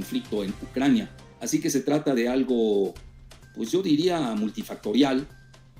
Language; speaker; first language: Spanish; native; Spanish